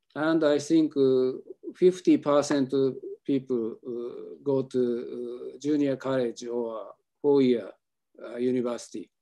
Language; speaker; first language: English; non-native, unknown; Japanese